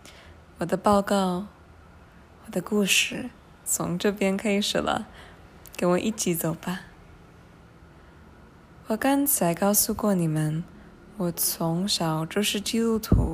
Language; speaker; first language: Chinese; non-native, fluent; English